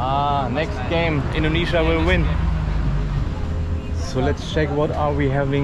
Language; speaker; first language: English; non-native, fluent; German